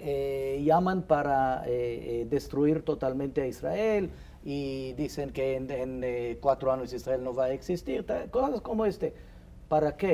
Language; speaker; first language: Spanish; non-native, fluent; Hebrew